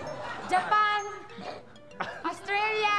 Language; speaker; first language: English; non-native, learner; Filipino